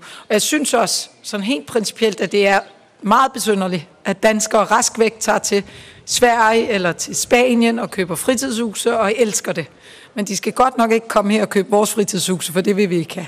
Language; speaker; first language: Danish; native; Danish